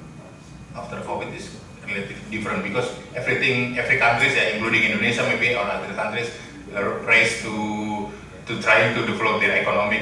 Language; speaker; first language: English; non-native, learner; Indonesian